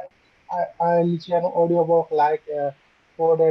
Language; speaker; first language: English; non-native, learner; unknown